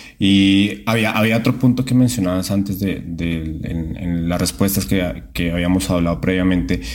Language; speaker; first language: Spanish; native; Spanish